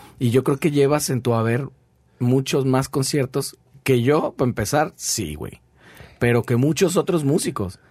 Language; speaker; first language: Spanish; native; Spanish